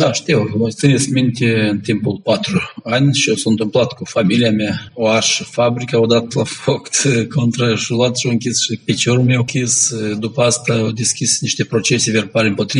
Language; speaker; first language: Romanian; non-native, local second language; Gagauz